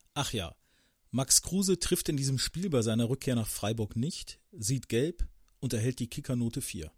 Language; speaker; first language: German; native; German